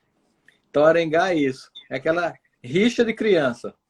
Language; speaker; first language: Portuguese; native; Portuguese